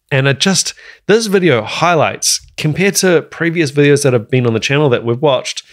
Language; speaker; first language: English; native; English